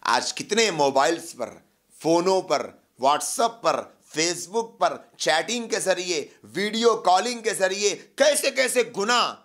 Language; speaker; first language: Urdu; native; Urdu